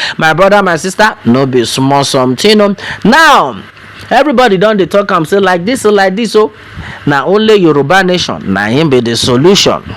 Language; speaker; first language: Nigerian Pidgin; non-native, local second language; Yoruba